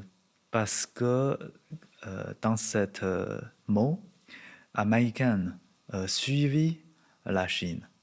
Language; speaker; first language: French; non-native, learner; Chinese